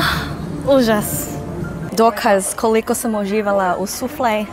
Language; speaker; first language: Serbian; non-native, learner; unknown